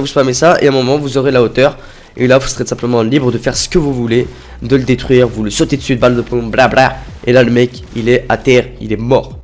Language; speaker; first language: French; native; French